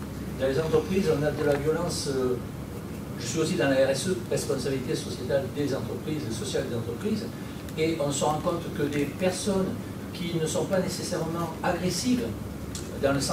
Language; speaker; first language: French; native; French